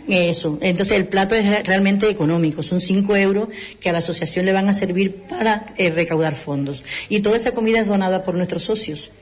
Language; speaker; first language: Spanish; native; Spanish